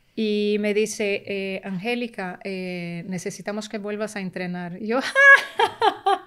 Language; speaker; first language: Spanish; early bilingual, heritage; Spanish